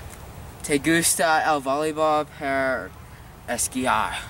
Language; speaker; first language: Spanish; non-native, learner; English